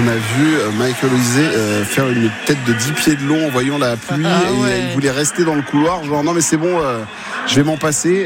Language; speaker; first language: French; native; French